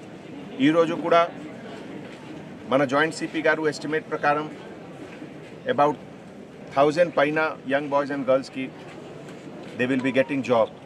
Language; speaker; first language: Telugu; native; Telugu